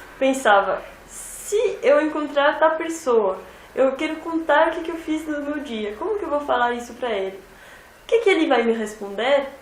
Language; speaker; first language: Portuguese; non-native, fluent; French